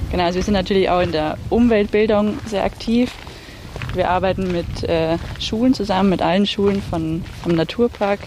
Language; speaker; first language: German; native; German